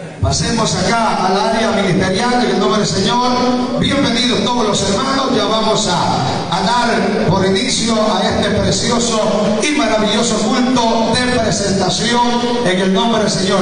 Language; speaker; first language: Spanish; native; Spanish